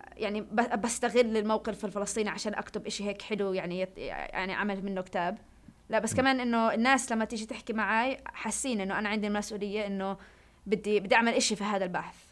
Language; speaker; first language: Arabic; early bilingual, heritage; Arabic